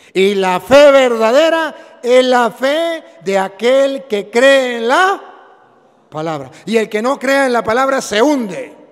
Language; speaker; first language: Spanish; native; Spanish